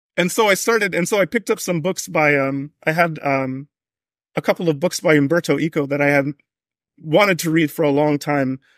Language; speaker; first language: English; native; English